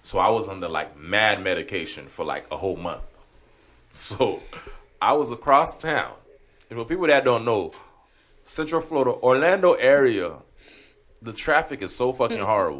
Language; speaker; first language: English; non-native, fluent; Haitian Creole